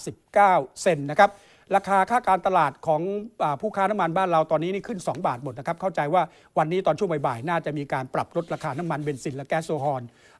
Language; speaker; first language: Thai; native; Thai